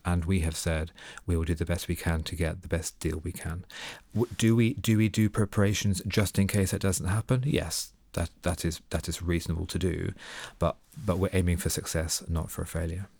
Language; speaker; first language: English; native; English